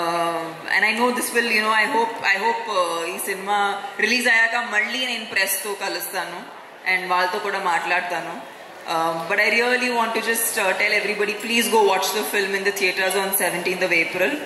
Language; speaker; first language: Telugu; non-native, fluent; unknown